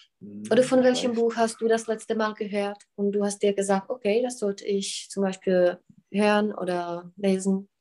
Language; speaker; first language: German; non-native, fluent; Czech